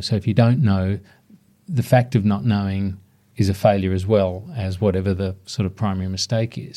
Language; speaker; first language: English; native; English